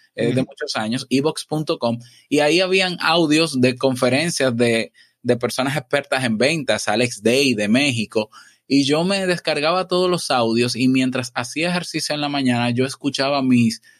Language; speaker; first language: Spanish; native; Spanish